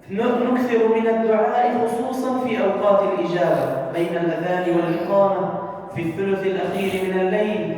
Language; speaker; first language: Arabic; native; Arabic